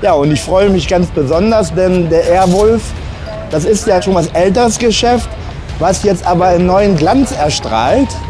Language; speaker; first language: German; native; German